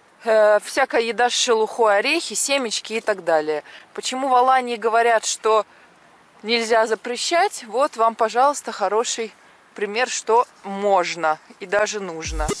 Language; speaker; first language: Russian; native; Russian